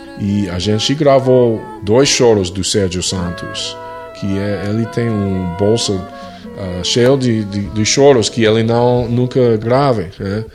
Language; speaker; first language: Portuguese; non-native, fluent; English